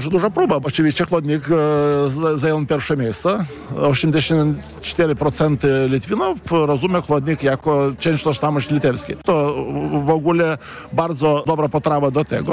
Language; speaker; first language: Polish; non-native, fluent; Lithuanian